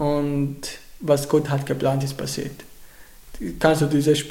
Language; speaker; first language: German; non-native, learner; Arabic